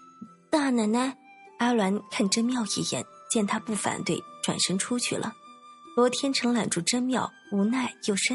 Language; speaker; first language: Chinese; native; Chinese